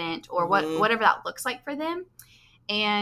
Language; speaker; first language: English; native; English